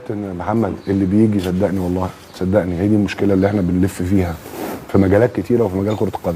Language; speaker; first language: Arabic; native; Arabic